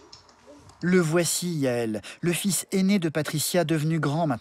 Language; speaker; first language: French; native; French